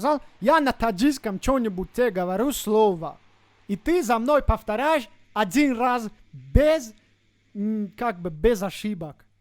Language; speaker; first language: Russian; non-native, local second language; Tajik